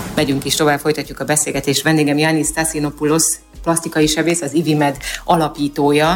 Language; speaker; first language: Hungarian; native; Hungarian